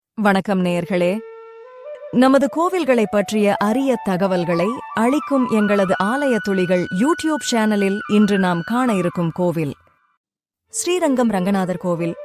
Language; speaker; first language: Tamil; native; Tamil